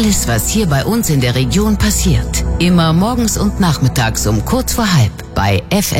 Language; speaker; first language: German; native; German